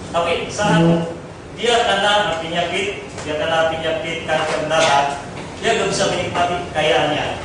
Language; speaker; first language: Indonesian; non-native, fluent; Filipino